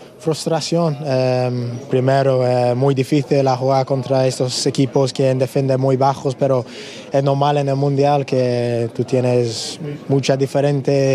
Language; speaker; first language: Spanish; non-native, learner; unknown